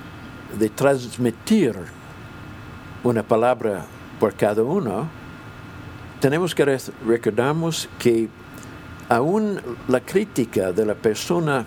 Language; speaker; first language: Spanish; non-native, fluent; English